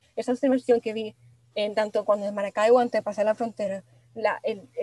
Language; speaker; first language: Spanish; native; Spanish